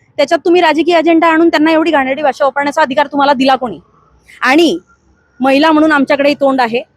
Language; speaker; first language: Marathi; non-native, local second language; Hindi